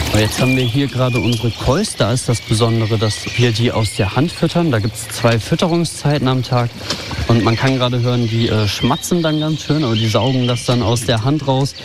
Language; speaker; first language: German; native; German